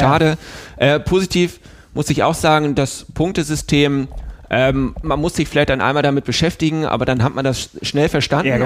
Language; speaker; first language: German; native; German